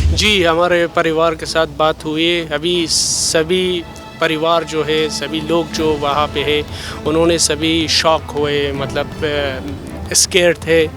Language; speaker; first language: Hindi; non-native, fluent; Persian